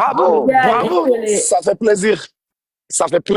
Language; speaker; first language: French; non-native, learner; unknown